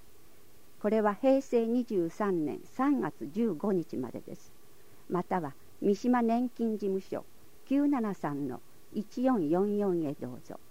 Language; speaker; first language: Japanese; native; Japanese